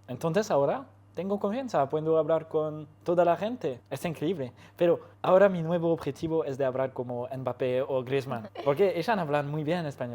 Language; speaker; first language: Spanish; non-native, learner; French